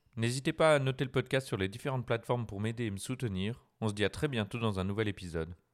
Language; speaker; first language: French; native; French